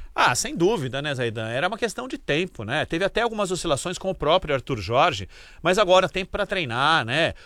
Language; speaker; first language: Portuguese; native; Portuguese